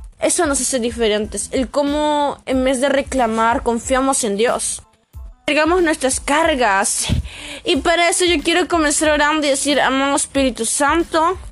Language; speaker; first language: Spanish; native; Spanish